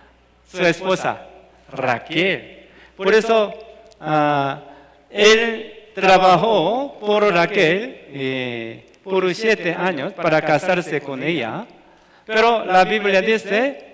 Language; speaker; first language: Spanish; non-native, fluent; Korean